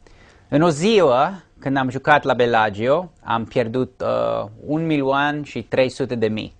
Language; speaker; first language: Romanian; early bilingual, heritage; English